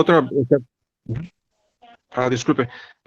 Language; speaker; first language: Spanish; native; Spanish